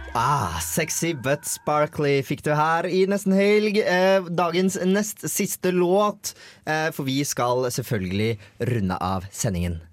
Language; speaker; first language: Norwegian; native; Norwegian